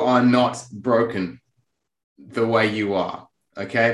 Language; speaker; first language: English; native; English